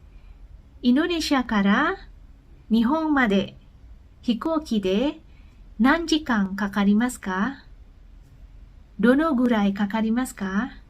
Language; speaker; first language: Japanese; non-native, fluent; Indonesian